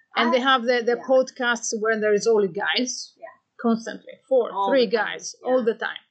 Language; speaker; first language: English; non-native, fluent; Greek